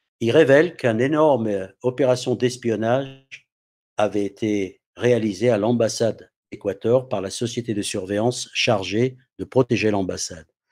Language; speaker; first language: French; non-native, fluent; English